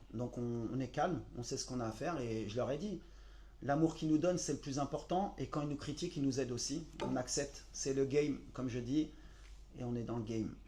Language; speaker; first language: French; native; French